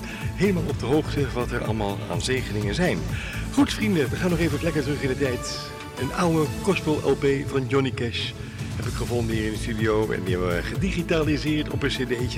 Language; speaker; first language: Dutch; native; Dutch